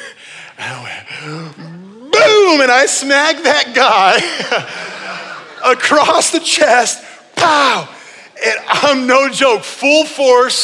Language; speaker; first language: English; native; English